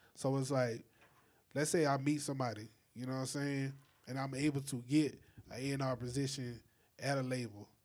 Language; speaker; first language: English; native; English